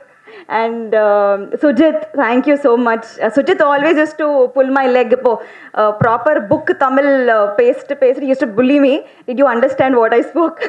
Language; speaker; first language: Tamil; non-native, learner; Telugu